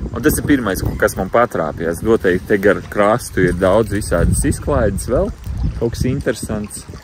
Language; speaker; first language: Latvian; non-native, local second language; Russian